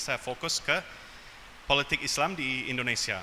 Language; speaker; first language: Indonesian; non-native, fluent; English